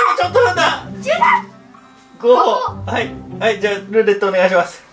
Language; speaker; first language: Japanese; native; Japanese